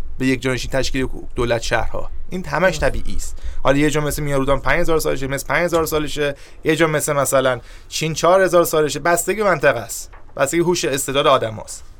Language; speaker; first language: Persian; native; Persian